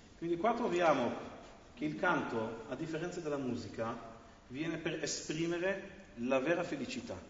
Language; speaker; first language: Italian; non-native, fluent; Hebrew